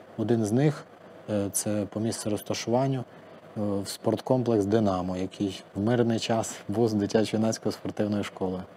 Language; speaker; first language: Ukrainian; native; Ukrainian